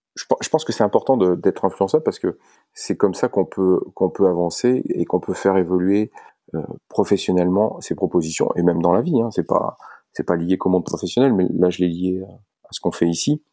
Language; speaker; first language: French; native; French